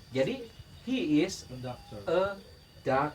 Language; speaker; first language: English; non-native, learner; Sundanese